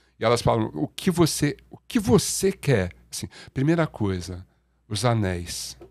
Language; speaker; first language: Portuguese; native; Portuguese